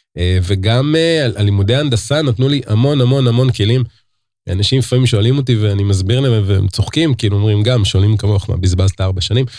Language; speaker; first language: Hebrew; native; Hebrew